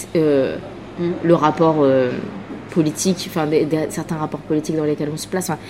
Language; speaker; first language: French; native; French